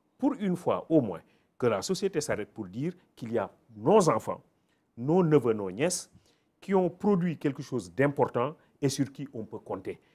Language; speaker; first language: French; non-native, local second language; Wolof